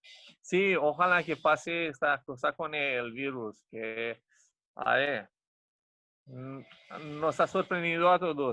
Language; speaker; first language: Spanish; non-native, fluent; Romanian